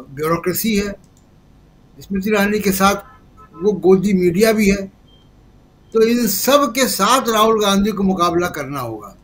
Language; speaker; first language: Hindi; native; Hindi